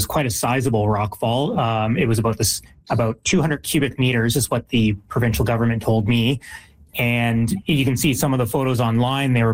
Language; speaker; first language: English; native; English